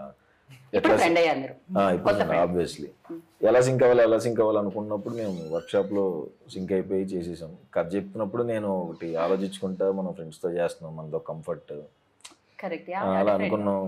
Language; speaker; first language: Telugu; native; Telugu